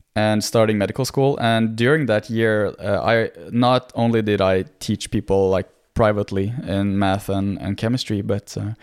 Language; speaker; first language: English; non-native, fluent; Norwegian